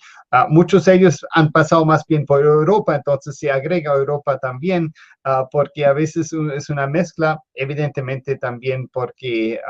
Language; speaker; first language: Spanish; non-native, fluent; English